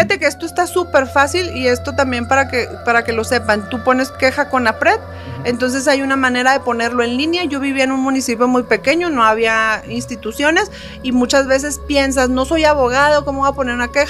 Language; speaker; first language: Spanish; native; Spanish